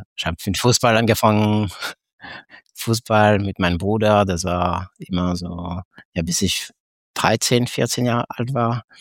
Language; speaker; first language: German; non-native, fluent; French